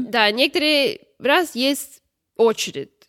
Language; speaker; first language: Russian; non-native, learner; English